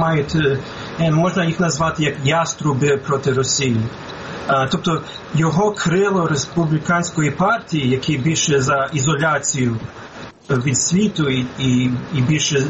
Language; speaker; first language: Ukrainian; non-native, fluent; English